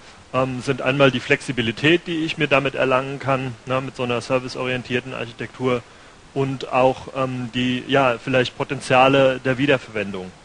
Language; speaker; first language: German; native; German